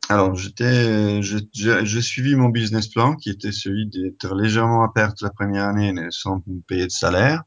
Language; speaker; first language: French; non-native, fluent; Italian